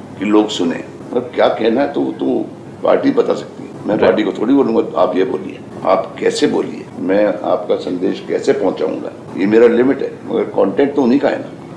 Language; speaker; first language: Hindi; native; Hindi